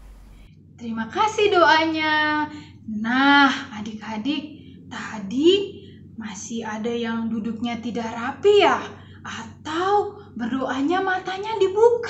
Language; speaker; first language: Indonesian; native; Indonesian